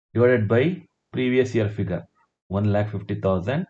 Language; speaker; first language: English; non-native, local second language; Kannada